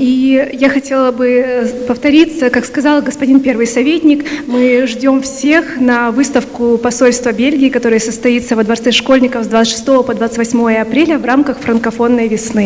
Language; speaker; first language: Russian; native; Russian